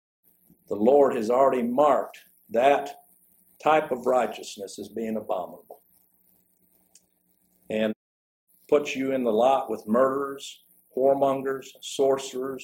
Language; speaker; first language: English; native; English